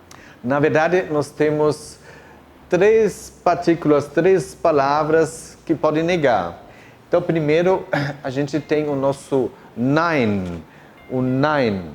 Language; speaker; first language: Portuguese; non-native, fluent; German